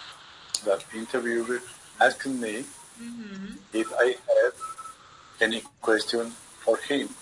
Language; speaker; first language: English; non-native, learner; Spanish